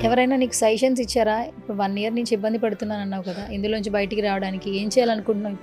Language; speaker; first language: Telugu; native; Telugu